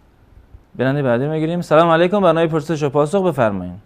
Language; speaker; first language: Persian; native; Persian